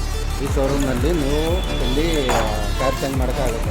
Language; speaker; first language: Kannada; non-native, learner; Hindi